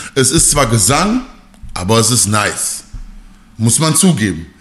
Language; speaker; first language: German; native; German